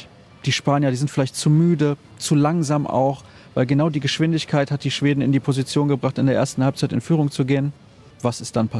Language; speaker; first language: German; native; German